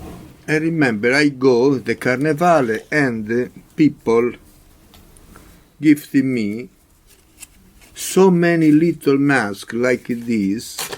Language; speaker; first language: English; non-native, learner; Italian